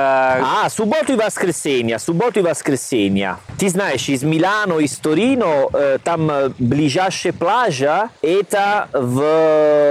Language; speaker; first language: Russian; non-native, learner; Italian